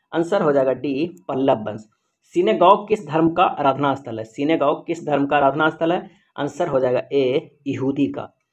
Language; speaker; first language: Hindi; native; Hindi